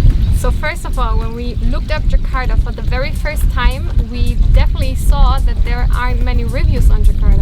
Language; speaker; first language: English; non-native, fluent; German